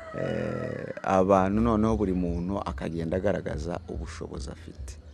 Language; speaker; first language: Kinyarwanda; native; Kinyarwanda